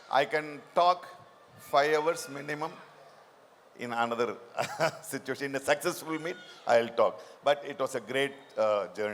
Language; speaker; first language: Telugu; non-native, local second language; Tamil